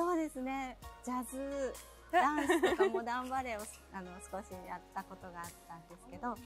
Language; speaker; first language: Japanese; native; Japanese